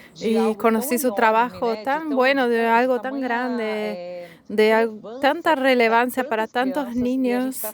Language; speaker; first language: Spanish; non-native, fluent; Portuguese